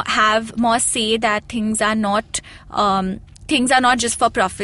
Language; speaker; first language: English; non-native, local second language; Hindi